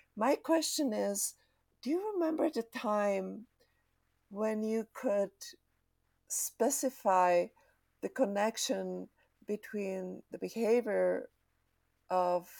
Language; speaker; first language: English; non-native, fluent; Czech